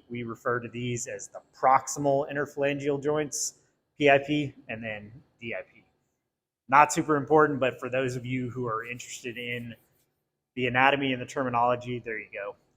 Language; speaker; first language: English; native; English